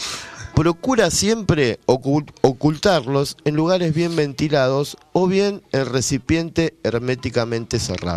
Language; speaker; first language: Spanish; native; Spanish